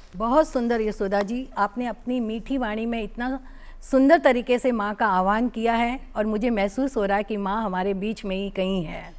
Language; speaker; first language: Hindi; native; Hindi